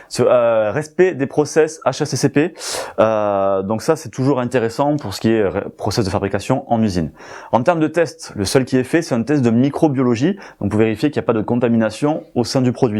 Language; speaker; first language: French; native; French